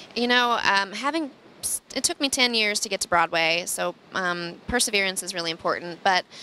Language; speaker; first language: English; native; English